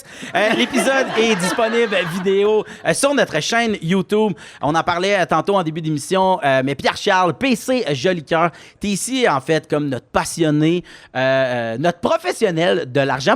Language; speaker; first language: French; native; French